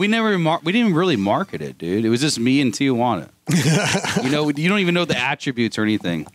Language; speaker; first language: English; native; English